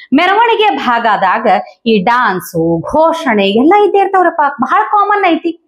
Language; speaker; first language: Kannada; native; Kannada